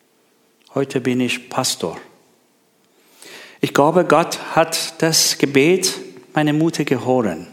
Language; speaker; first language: German; non-native, learner; Persian